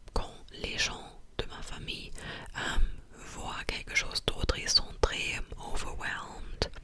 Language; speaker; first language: French; non-native, fluent; German